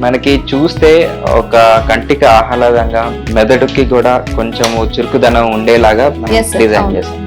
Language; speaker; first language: Telugu; native; Telugu